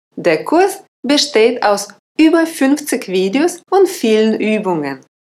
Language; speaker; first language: German; non-native, fluent; Russian